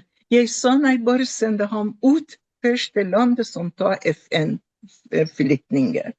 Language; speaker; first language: Norwegian; non-native, fluent; Persian